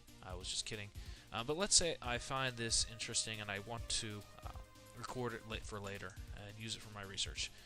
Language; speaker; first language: English; native; English